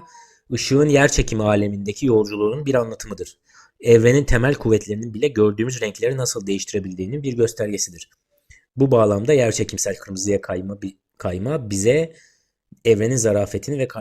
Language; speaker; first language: Turkish; native; Turkish